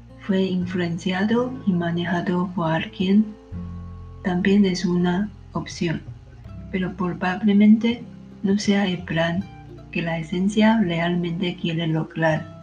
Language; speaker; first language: Spanish; non-native, learner; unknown